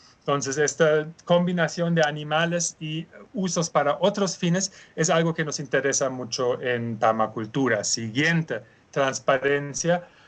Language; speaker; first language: Spanish; non-native, fluent; German